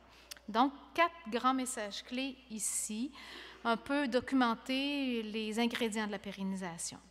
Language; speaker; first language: French; native; French